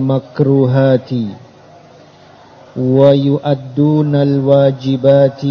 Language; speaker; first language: Arabic; non-native, fluent; Indonesian